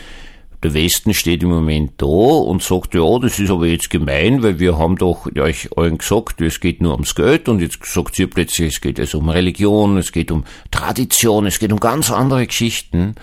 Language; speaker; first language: German; native; German